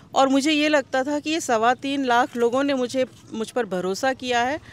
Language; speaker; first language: Hindi; native; Hindi